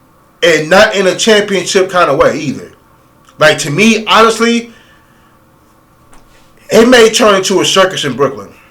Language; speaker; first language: English; native; English